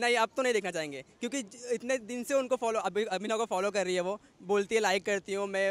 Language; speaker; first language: Hindi; native; Hindi